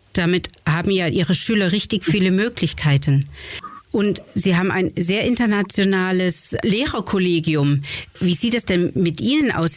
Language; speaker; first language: German; native; German